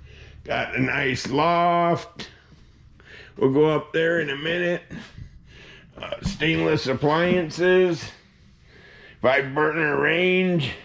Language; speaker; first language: English; native; English